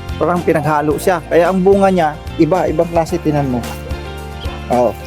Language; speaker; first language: Filipino; non-native, local second language; Cebuano